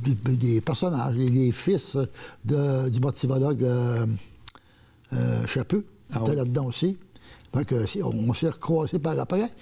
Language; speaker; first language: French; native; French